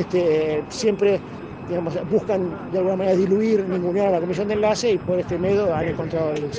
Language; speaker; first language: Spanish; native; Spanish